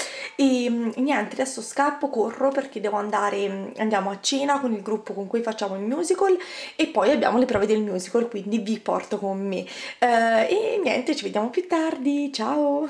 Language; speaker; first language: Italian; native; Italian